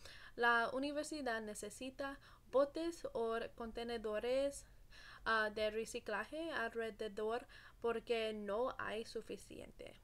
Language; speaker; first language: Spanish; non-native, learner; English